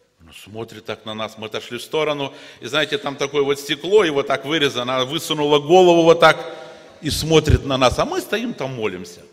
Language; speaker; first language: Russian; native; Russian